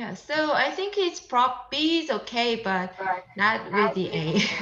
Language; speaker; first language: English; non-native, learner; Korean